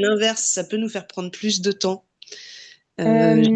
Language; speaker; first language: French; native; French